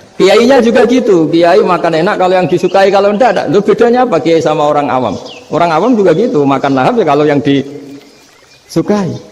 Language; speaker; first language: Indonesian; non-native, local second language; Javanese